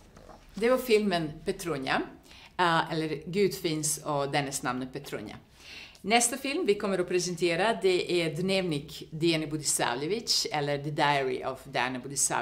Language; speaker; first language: Swedish; non-native, fluent; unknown